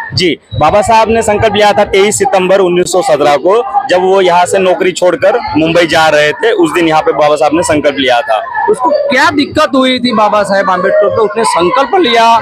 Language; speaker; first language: Hindi; non-native, local second language; Gujarati